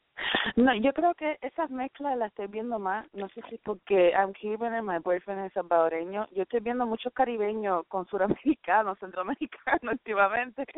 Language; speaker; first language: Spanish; early bilingual, heritage; Spanish